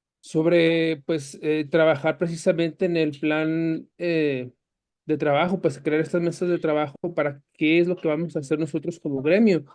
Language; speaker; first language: Spanish; native; Spanish